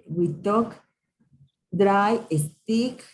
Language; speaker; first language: English; non-native, learner; Spanish